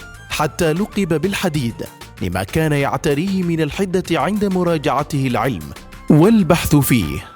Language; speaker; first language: Arabic; native; Arabic